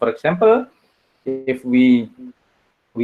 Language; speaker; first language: English; non-native, learner; Indonesian